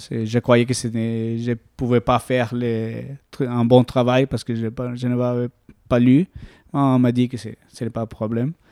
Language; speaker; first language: French; non-native, learner; Spanish